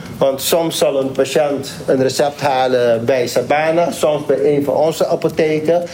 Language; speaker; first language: Dutch; non-native, local second language; Papiamento